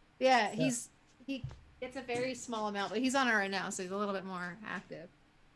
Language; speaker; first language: English; native; English